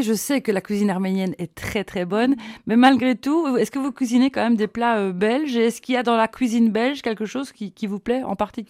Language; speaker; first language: French; native; French